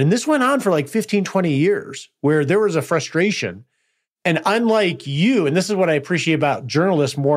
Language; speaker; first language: English; native; English